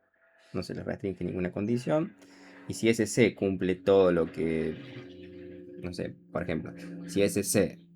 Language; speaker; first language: Spanish; native; Spanish